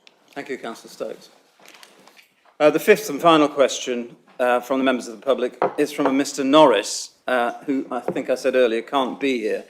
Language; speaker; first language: English; native; English